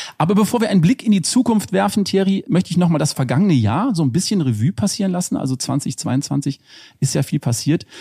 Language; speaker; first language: German; native; German